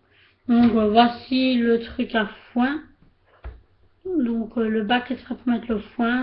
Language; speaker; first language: French; native; French